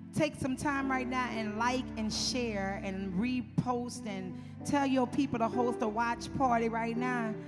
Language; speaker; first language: English; native; English